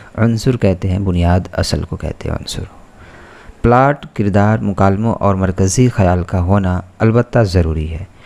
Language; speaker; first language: Hindi; native; Hindi